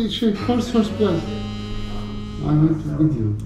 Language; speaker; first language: English; non-native, learner; Turkish